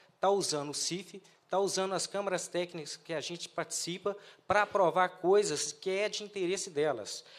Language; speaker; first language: Portuguese; native; Portuguese